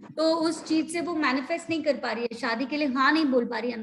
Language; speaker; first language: Hindi; native; Hindi